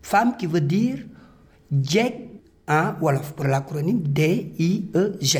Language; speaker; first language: French; non-native, local second language; Wolof